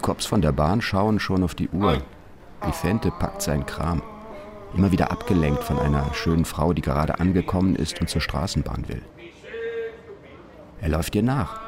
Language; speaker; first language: German; native; German